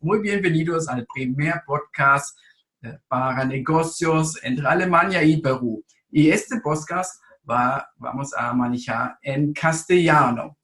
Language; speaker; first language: Spanish; non-native, fluent; German